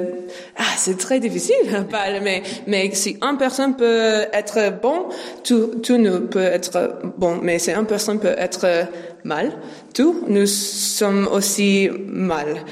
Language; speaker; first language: French; non-native, learner; English